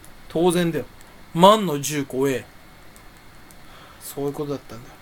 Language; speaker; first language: Japanese; native; Japanese